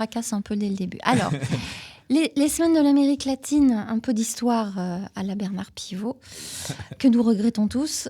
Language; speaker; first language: French; native; French